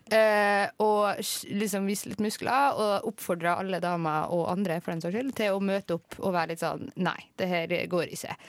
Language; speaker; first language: Norwegian; native; Norwegian